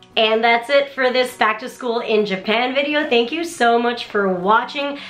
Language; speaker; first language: English; native; English